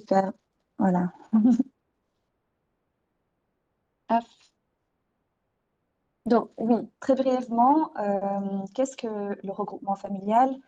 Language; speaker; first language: French; native; French